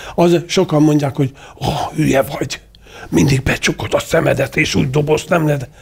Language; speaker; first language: Hungarian; native; Hungarian